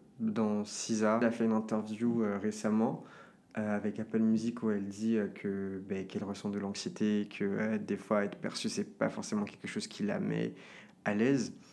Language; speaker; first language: French; non-native, fluent; Portuguese